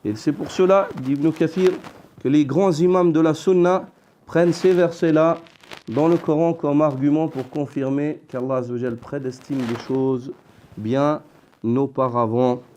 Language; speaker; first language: French; native; French